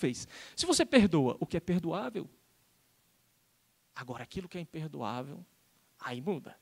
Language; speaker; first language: Portuguese; native; Portuguese